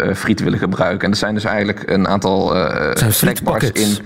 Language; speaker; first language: Dutch; native; Dutch